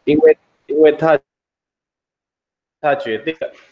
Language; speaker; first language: Chinese; non-native, learner; Indonesian